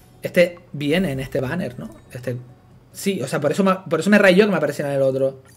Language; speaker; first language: Spanish; native; Spanish